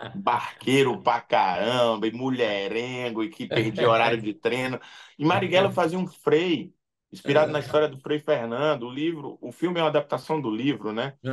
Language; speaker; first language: Portuguese; native; Portuguese